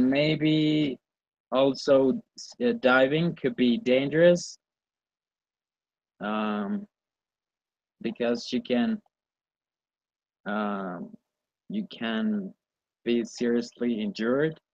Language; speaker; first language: English; non-native, learner; Spanish